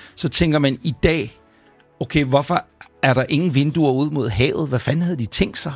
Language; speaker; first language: Danish; native; Danish